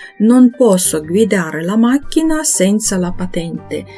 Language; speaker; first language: Italian; non-native, fluent; Ukrainian